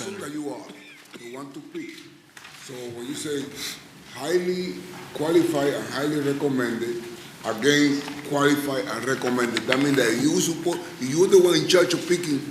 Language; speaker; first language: English; non-native, fluent; Spanish